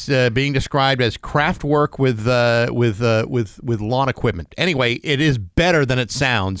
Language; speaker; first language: English; native; English